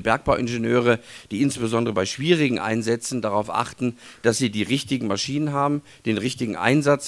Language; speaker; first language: German; native; German